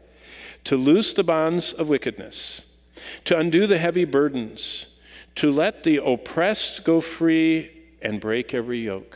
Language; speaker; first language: English; native; English